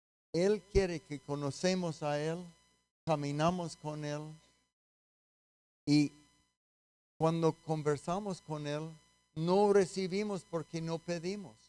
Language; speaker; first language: Spanish; non-native, fluent; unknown